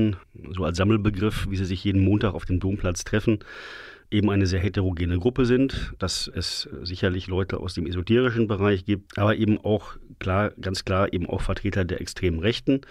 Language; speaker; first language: German; native; German